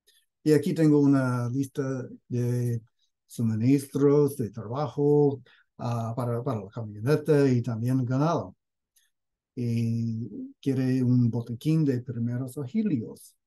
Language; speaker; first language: Spanish; non-native, fluent; English